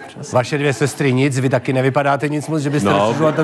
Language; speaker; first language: Czech; native; Czech